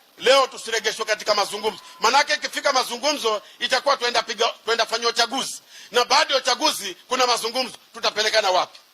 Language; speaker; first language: Swahili; native; Swahili